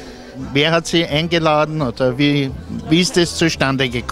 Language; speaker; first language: German; native; German